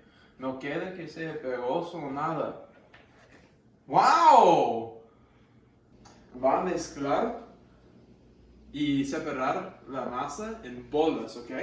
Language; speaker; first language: Spanish; non-native, learner; English